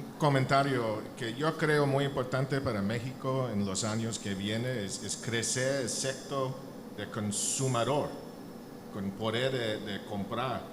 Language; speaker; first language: Spanish; non-native, learner; English